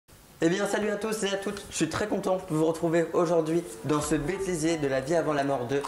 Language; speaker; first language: French; native; French